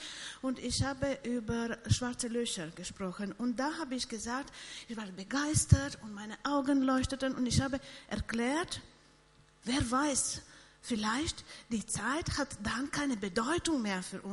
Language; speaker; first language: German; non-native, fluent; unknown